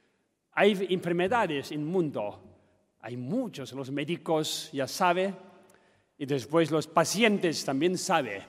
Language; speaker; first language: Spanish; non-native, learner; Tibetan